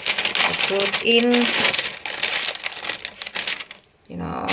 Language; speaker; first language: English; non-native, learner; Indonesian